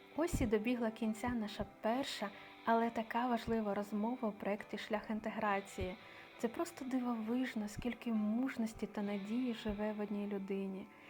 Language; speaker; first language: Ukrainian; native; Ukrainian